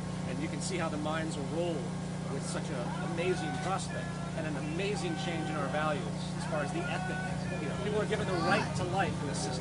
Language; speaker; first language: English; native; English